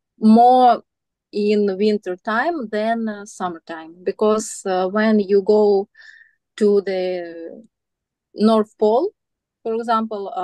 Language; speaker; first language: English; non-native, learner; Russian